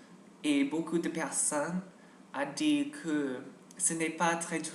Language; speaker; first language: French; non-native, learner; English